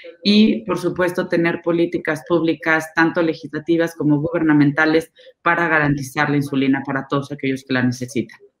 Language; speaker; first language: Spanish; native; Spanish